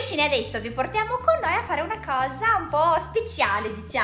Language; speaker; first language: Italian; native; Italian